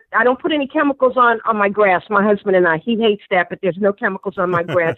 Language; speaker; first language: English; native; English